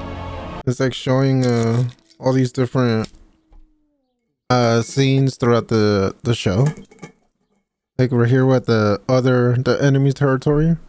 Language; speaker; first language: English; native; English